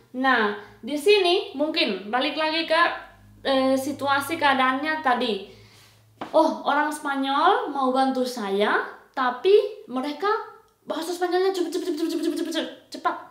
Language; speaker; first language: Indonesian; non-native, fluent; Spanish